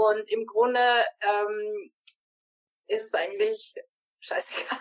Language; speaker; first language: German; native; German